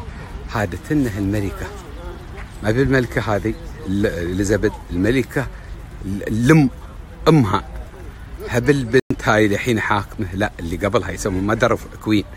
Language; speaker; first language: Arabic; native; Arabic